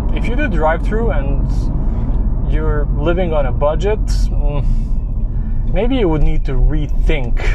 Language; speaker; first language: English; non-native, fluent; Serbian